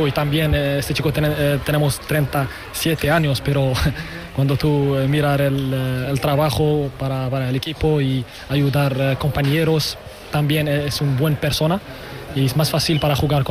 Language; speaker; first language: Spanish; non-native, learner; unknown